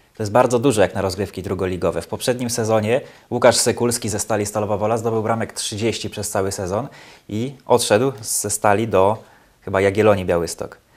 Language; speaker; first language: Polish; native; Polish